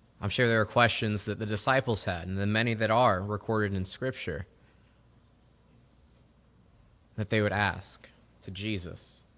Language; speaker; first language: English; native; English